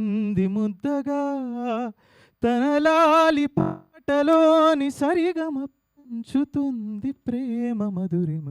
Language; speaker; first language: Telugu; native; Telugu